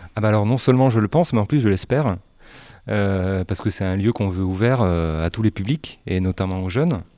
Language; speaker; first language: French; native; French